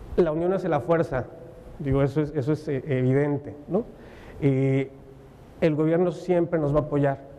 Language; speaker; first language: Spanish; native; Spanish